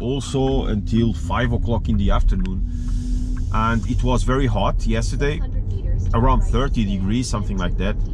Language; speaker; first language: English; non-native, fluent; Portuguese